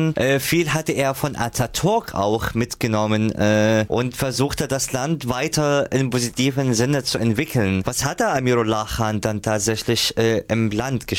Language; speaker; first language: German; non-native, fluent; Arabic